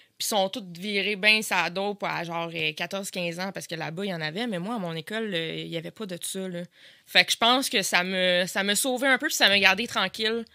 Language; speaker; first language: French; native; French